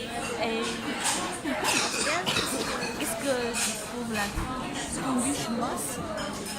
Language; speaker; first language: French; non-native, fluent; Chinese